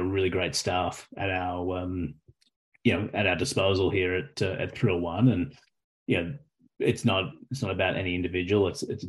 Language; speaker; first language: English; native; English